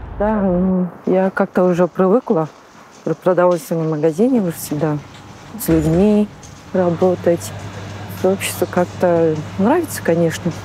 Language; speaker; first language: Russian; non-native, local second language; Kyrgyz